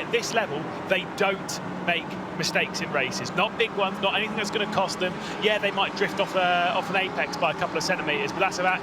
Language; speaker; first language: English; native; English